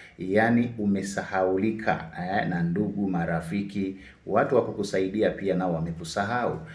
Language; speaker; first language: Swahili; non-native, local second language; Sukuma